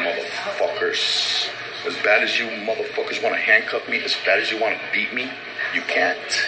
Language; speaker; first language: English; native; English